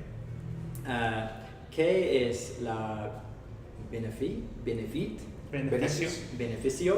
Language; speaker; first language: Spanish; non-native, learner; English